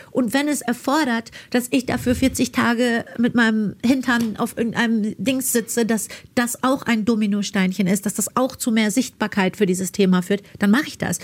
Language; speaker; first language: German; early bilingual, other home language; Persian